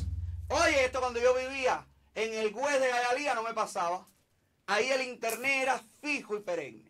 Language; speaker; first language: Spanish; native; Spanish